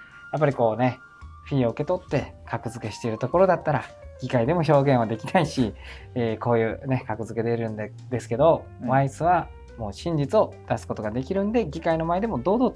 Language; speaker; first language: Japanese; native; Japanese